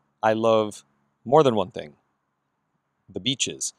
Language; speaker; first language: English; native; English